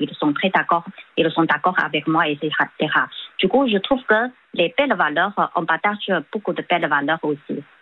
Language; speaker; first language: French; non-native, fluent; Chinese